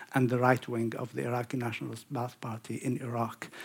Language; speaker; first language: English; non-native, fluent; Arabic